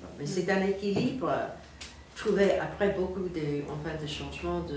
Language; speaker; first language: French; non-native, fluent; English